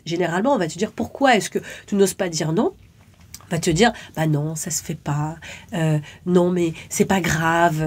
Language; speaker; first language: French; native; French